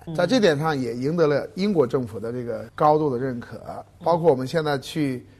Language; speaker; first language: Chinese; native; Chinese